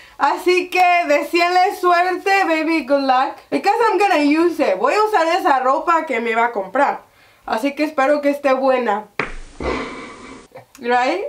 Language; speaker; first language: Spanish; early bilingual, heritage; Spanish